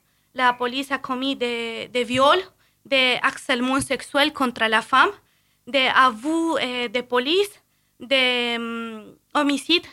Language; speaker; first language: French; non-native, fluent; Spanish